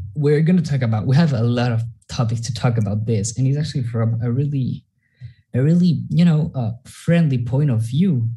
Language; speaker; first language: English; non-native, fluent; Spanish